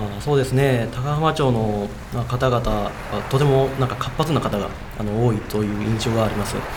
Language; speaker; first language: Japanese; native; Japanese